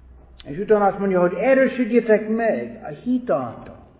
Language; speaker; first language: Hungarian; non-native, fluent; English